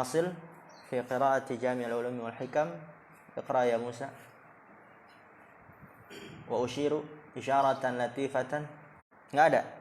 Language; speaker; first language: Arabic; non-native, fluent; Indonesian